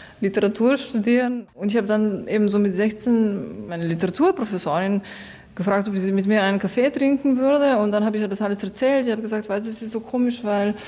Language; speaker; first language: German; non-native, fluent; Slovenian